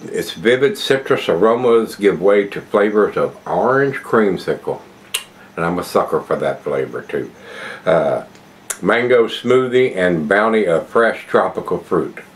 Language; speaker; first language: English; native; English